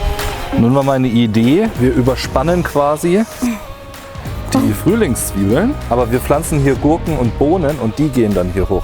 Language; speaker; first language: German; native; German